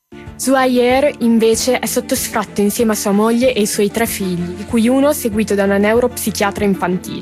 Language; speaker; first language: Italian; native; Italian